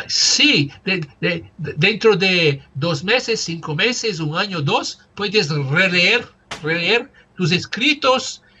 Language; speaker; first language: Spanish; non-native, fluent; Portuguese